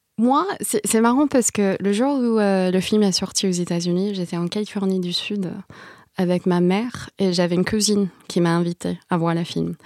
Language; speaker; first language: French; non-native, fluent; Vietnamese